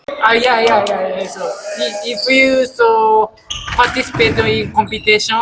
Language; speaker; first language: English; non-native, learner; Korean